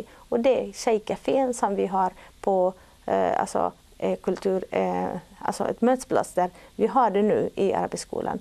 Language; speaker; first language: Swedish; non-native, fluent; Arabic